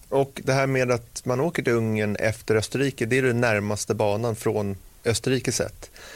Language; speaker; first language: Swedish; native; Swedish